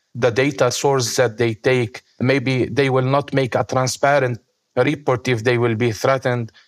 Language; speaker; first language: English; non-native, fluent; Arabic